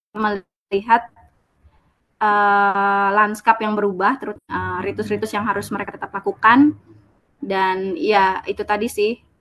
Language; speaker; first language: Indonesian; native; Indonesian